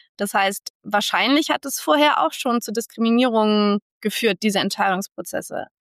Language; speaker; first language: German; native; German